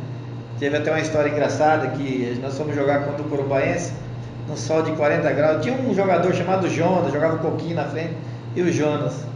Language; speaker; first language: Portuguese; native; Portuguese